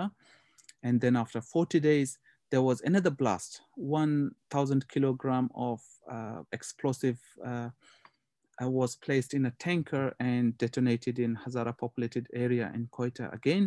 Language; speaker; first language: English; non-native, local second language; Hazaragi